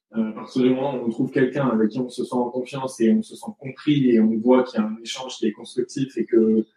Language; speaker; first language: French; native; French